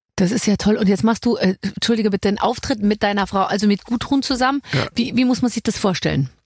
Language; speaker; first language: German; native; German